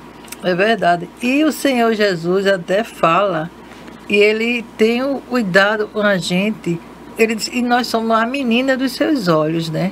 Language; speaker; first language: Portuguese; native; Portuguese